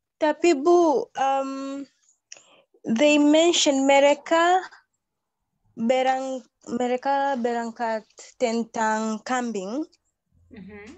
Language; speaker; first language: Indonesian; non-native, learner; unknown